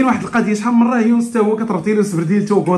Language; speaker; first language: Arabic; native; Arabic